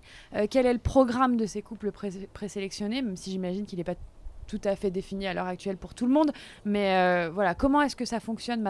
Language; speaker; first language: French; native; French